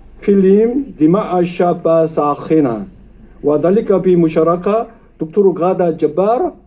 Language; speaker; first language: Arabic; non-native, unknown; Korean